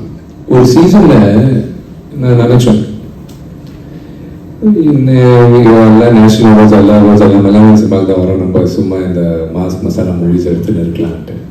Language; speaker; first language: Tamil; non-native, local second language; Telugu